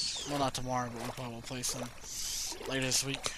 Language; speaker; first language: English; native; English